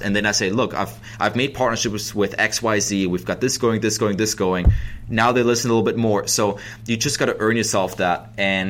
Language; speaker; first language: English; non-native, fluent; German